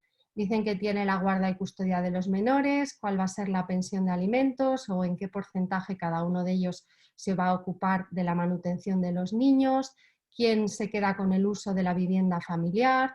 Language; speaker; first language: Spanish; native; Spanish